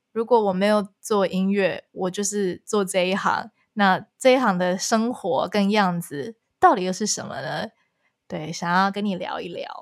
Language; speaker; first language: Chinese; early bilingual, heritage; Chinese